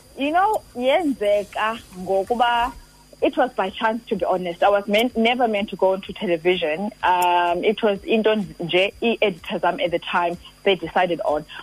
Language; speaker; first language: English; non-native, local second language; Xhosa